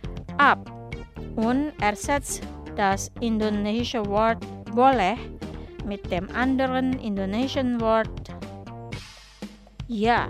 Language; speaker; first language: German; non-native, fluent; Indonesian